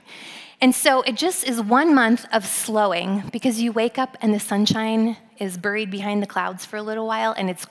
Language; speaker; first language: English; native; English